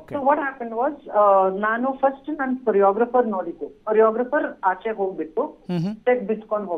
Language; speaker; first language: Kannada; non-native, learner; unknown